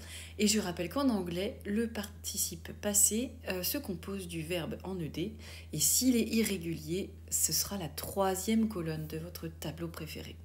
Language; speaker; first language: French; native; French